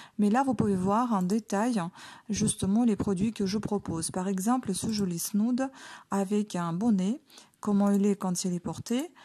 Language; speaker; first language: French; non-native, fluent; Ukrainian